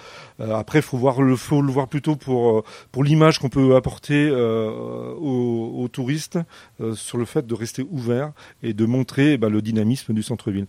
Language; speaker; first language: French; native; French